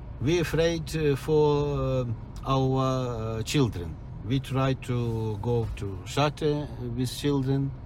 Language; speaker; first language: English; non-native, learner; Ukrainian